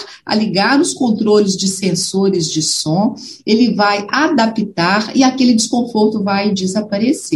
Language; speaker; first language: Portuguese; native; Portuguese